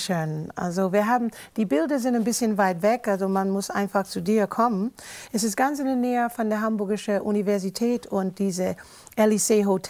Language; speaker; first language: German; non-native, fluent; English